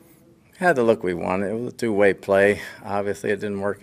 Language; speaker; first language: English; native; English